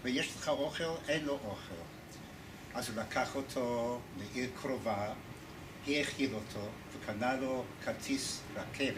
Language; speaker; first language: Hebrew; non-native, fluent; English